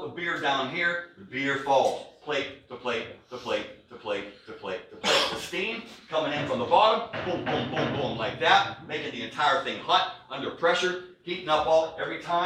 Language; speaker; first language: English; native; English